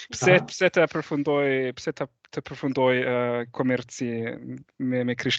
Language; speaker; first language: Albanian; non-native, fluent; German